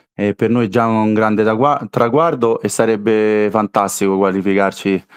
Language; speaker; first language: Italian; native; Italian